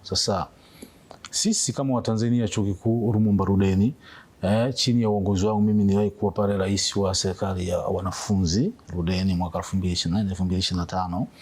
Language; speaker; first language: Swahili; native; Swahili